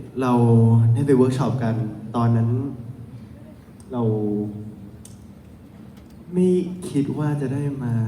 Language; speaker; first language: Thai; native; Thai